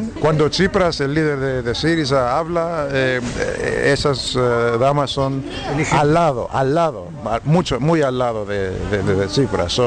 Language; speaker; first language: Spanish; non-native, fluent; Greek